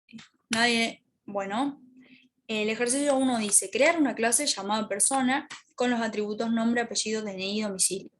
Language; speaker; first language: Spanish; native; Spanish